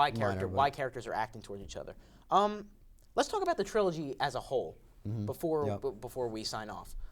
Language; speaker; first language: English; native; English